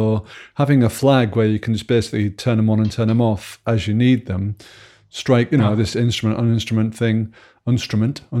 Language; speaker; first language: English; native; English